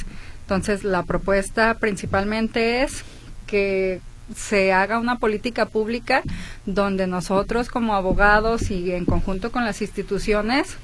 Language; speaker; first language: Spanish; native; Spanish